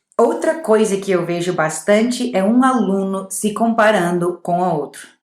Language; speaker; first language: Portuguese; non-native, fluent; English